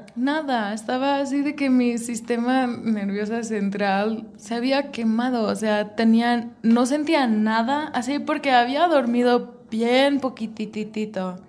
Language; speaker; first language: Spanish; non-native, fluent; English